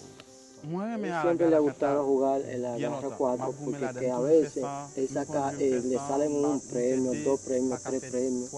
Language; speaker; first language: Spanish; non-native, fluent; Haitian Creole